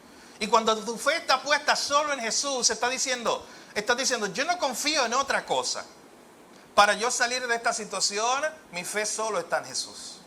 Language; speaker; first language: Spanish; native; Spanish